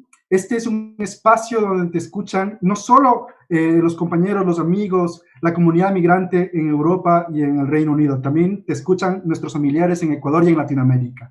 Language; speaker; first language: Spanish; native; Spanish